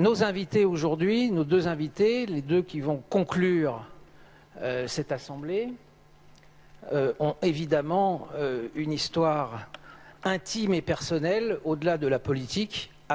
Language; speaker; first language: French; native; French